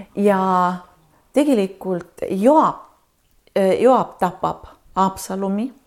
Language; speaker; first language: Estonian; native; Estonian